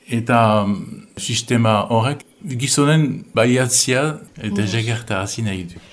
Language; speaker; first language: Basque; native; Basque